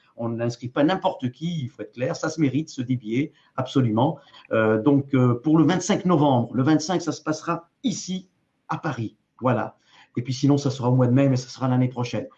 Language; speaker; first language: French; native; French